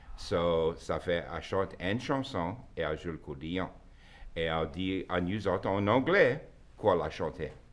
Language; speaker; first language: French; native; French